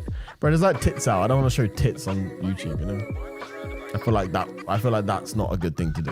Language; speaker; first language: English; native; English